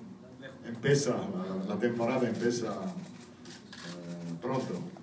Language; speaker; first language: Spanish; non-native, fluent; Italian